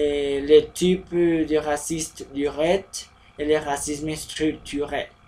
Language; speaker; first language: French; non-native, learner; Spanish